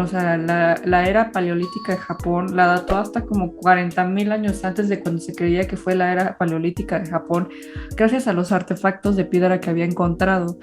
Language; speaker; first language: Spanish; native; Spanish